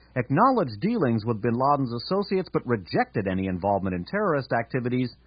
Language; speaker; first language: English; native; English